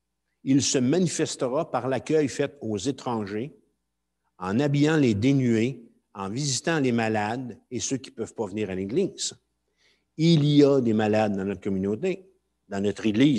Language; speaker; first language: French; native; French